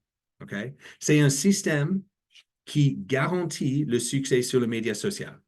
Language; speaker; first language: French; non-native, learner; English